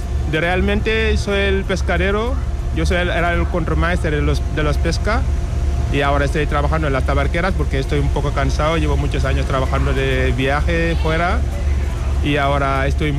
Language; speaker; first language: Spanish; non-native, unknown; Wolof